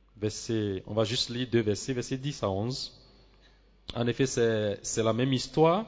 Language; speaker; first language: French; non-native, local second language; Swahili